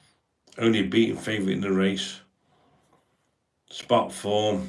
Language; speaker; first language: English; native; English